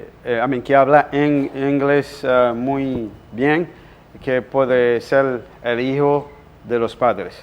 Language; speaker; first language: Spanish; non-native, local second language; Haitian Creole